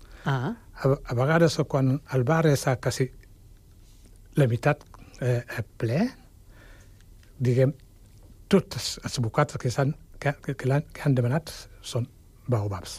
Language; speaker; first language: Catalan; non-native, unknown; Wolof